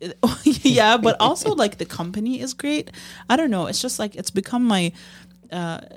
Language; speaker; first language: English; non-native, fluent; Arabic